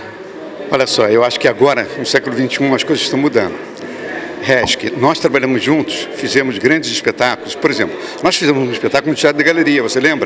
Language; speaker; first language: Portuguese; native; Portuguese